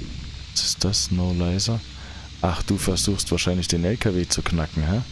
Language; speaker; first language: German; native; German